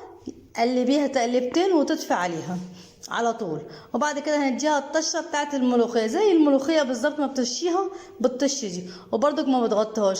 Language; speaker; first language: Arabic; native; Arabic